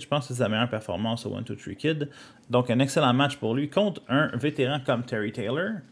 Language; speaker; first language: French; native; French